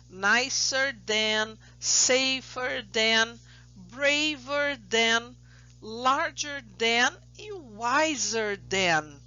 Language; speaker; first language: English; non-native, fluent; Portuguese